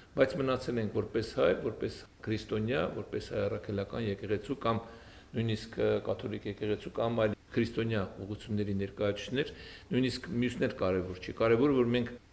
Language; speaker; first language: Armenian; native; Armenian